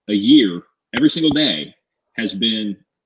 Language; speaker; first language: English; native; English